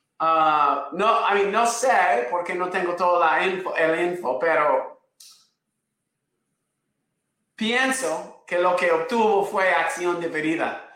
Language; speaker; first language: Spanish; non-native, fluent; English